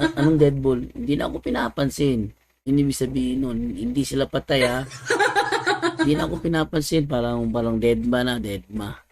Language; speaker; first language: Filipino; non-native, local second language; Cebuano